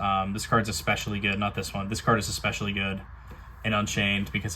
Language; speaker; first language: English; native; English